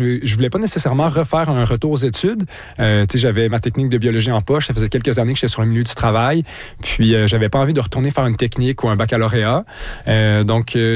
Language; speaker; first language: French; native; French